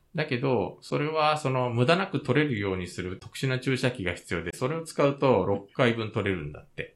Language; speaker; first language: Japanese; native; Japanese